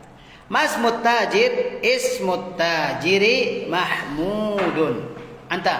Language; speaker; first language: Arabic; non-native, fluent; Indonesian